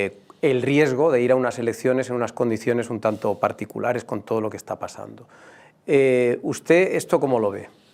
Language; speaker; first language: Spanish; native; Spanish